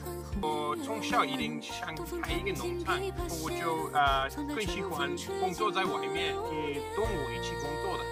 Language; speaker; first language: Chinese; non-native, learner; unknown